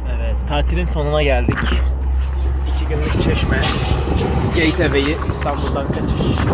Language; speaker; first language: Turkish; early bilingual, heritage; Turkish